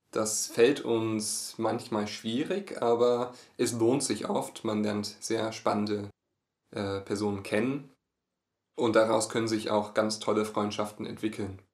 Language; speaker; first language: German; native; German